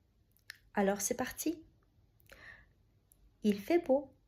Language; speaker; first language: French; non-native, fluent; Russian